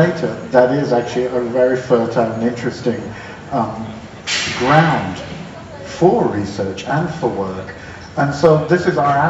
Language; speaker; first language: English; native; English